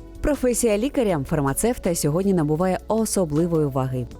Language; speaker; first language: Ukrainian; native; Ukrainian